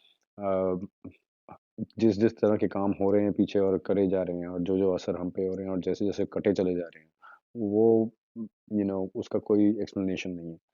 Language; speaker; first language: Hindi; native; Hindi